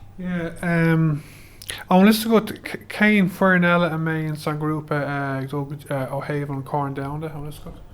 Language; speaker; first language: Irish; non-native, local second language; English